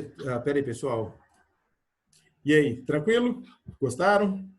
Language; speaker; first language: Portuguese; native; Portuguese